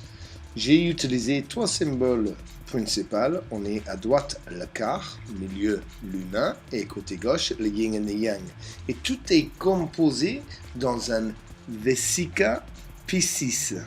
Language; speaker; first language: French; non-native, fluent; English